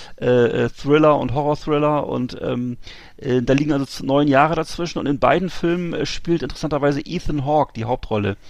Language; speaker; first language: German; native; German